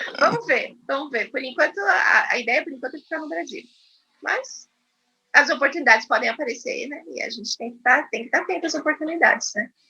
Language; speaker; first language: Portuguese; non-native, fluent; Spanish